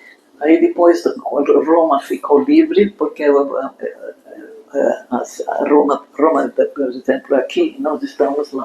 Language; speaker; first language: Portuguese; non-native, fluent; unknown